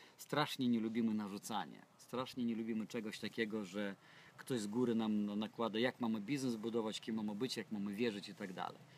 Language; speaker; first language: Polish; non-native, fluent; Russian